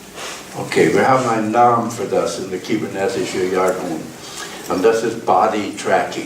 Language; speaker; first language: German; non-native, learner; English